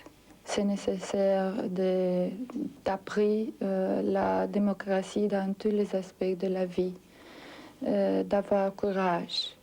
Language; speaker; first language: French; non-native, fluent; Romanian